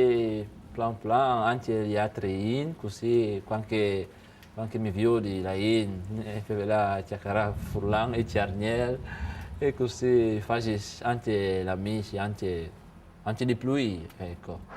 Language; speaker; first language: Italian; non-native, learner; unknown